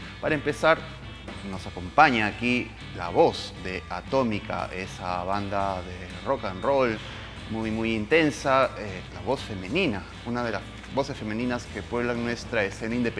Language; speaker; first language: Spanish; native; Spanish